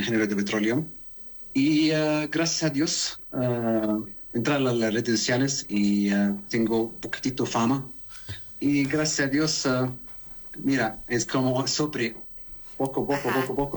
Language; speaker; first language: Spanish; non-native, learner; Arabic